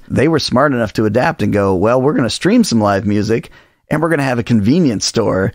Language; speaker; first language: English; native; English